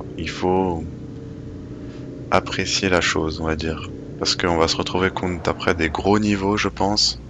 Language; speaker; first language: French; native; French